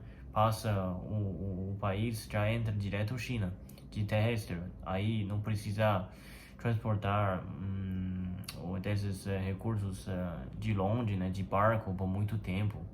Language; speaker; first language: Portuguese; non-native, fluent; Chinese